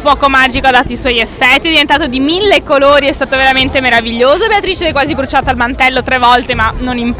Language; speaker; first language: Italian; native; Italian